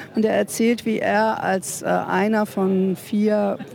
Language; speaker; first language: German; native; German